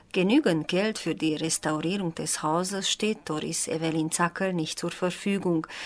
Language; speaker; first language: German; native; German